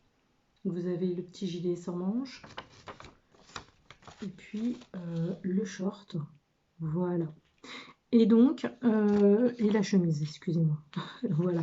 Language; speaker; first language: French; native; French